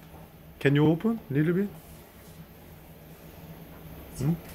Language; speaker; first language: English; non-native, learner; Korean